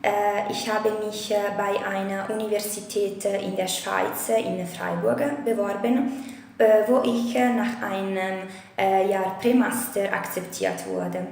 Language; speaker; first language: German; non-native, fluent; Italian